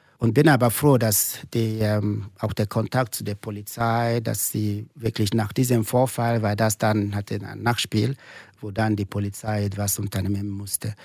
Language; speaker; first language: German; non-native, fluent; Igbo